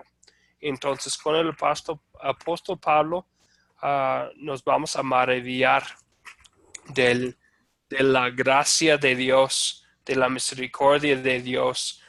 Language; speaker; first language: Spanish; non-native, fluent; English